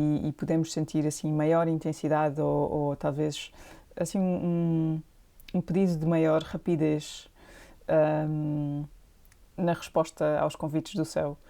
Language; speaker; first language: Portuguese; native; Portuguese